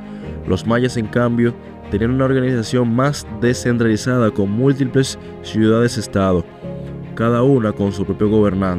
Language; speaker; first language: Spanish; native; Spanish